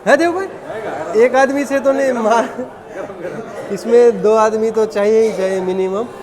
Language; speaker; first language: Hindi; non-native, local second language; Gujarati